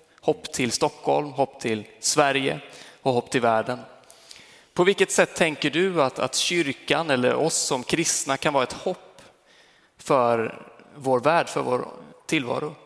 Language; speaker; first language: Swedish; native; Swedish